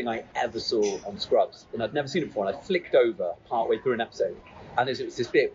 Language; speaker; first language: English; native; English